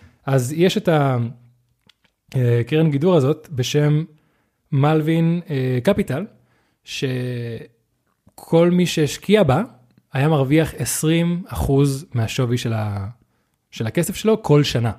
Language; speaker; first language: Hebrew; non-native, fluent; Spanish